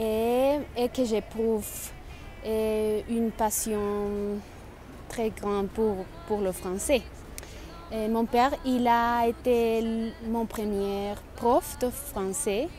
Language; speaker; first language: French; non-native, fluent; Spanish